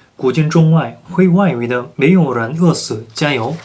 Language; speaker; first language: Chinese; non-native, fluent; Korean